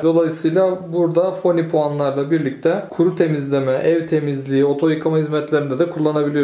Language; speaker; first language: Turkish; native; Turkish